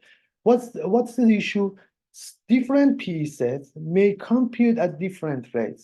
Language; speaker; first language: English; non-native, fluent; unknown